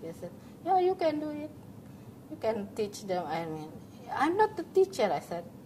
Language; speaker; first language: English; non-native, learner; Indonesian